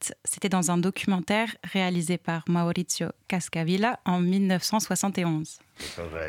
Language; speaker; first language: French; native; French